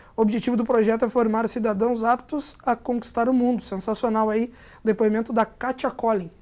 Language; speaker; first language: Portuguese; native; Portuguese